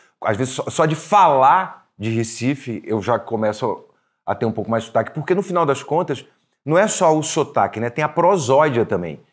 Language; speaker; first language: Portuguese; native; Portuguese